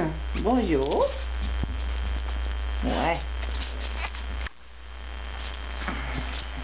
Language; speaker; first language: French; native; French